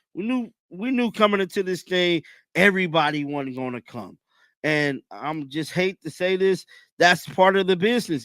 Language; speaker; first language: English; native; English